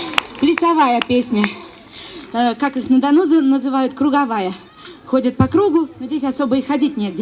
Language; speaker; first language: Russian; native; Russian